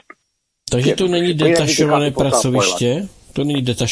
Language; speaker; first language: Czech; native; Czech